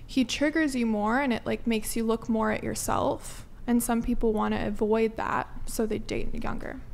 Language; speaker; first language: English; native; English